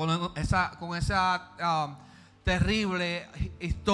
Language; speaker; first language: Spanish; early bilingual, heritage; Spanish